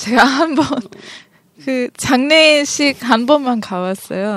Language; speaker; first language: Korean; non-native, learner; English